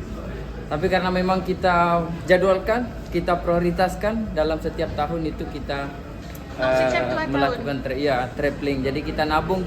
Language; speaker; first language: Indonesian; non-native, local second language; Sasak